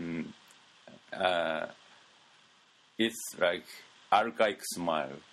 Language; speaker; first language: English; non-native, learner; Japanese